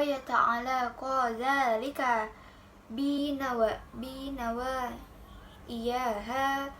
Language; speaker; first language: Arabic; non-native, learner; Indonesian